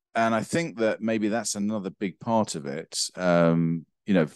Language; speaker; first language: English; native; English